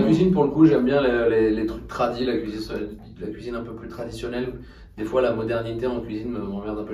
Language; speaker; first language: French; native; French